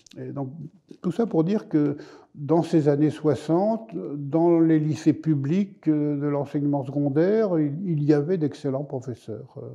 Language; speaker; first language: French; native; French